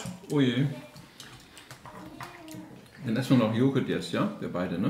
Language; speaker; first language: German; native; German